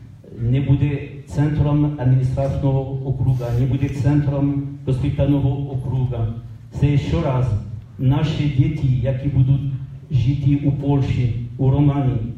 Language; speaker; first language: Ukrainian; non-native, learner; French